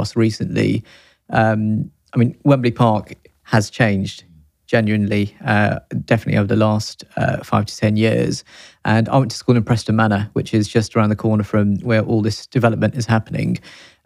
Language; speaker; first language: English; native; English